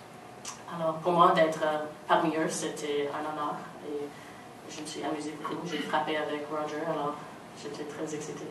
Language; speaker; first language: French; non-native, local second language; English